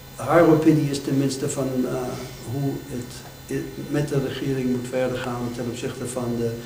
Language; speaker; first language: Dutch; non-native, fluent; English